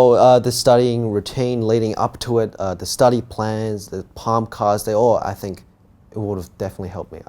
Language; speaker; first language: English; native; English